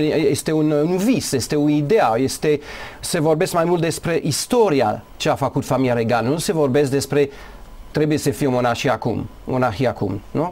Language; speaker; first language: Romanian; non-native, learner; English